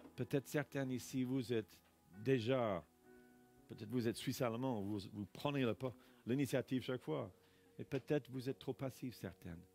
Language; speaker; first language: French; non-native, fluent; English